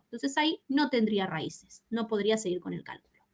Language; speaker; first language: Spanish; native; Spanish